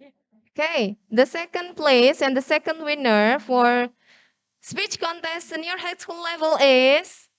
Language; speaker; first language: English; non-native, learner; Indonesian